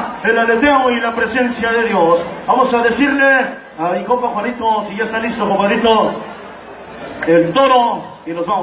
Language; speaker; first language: Spanish; native; Spanish